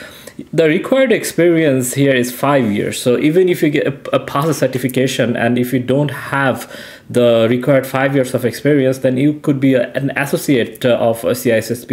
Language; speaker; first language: English; non-native, local second language; Bangla